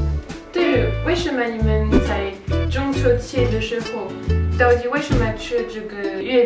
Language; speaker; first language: Chinese; non-native, learner; French